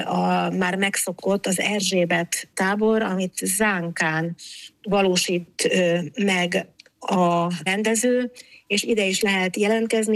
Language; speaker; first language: Hungarian; native; Hungarian